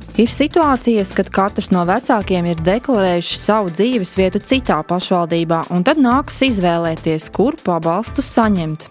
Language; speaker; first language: Latvian; native; Latvian